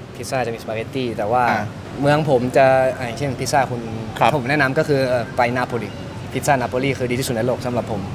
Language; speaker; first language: Thai; non-native, fluent; Italian